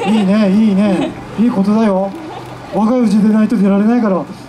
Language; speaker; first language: Japanese; native; Japanese